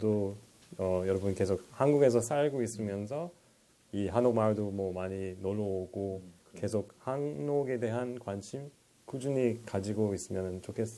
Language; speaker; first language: Korean; non-native, fluent; English